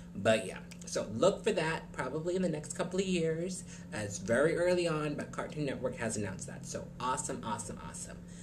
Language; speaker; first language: English; native; English